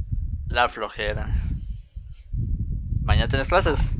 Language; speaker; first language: Spanish; native; Spanish